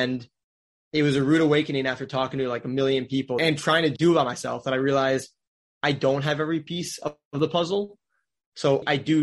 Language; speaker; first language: English; native; English